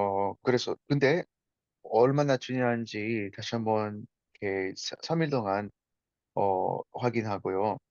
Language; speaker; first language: Korean; non-native, fluent; Spanish